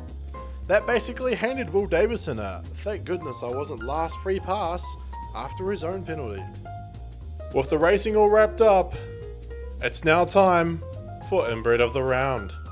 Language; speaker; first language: English; native; English